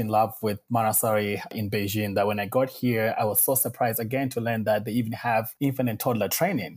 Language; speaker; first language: English; non-native, local second language; Shona